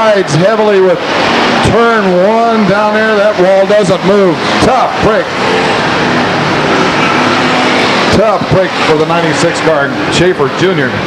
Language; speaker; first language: English; native; English